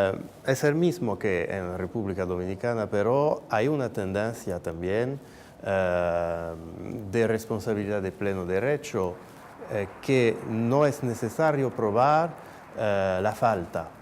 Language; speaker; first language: Spanish; non-native, fluent; French